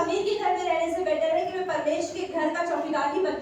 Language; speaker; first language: Hindi; native; Hindi